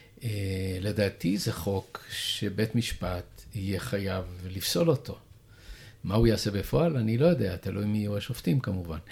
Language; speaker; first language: Hebrew; native; Hebrew